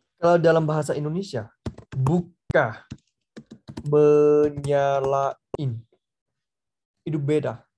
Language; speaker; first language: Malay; non-native, fluent; Chinese